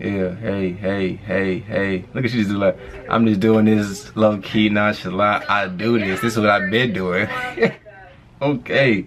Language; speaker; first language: English; native; English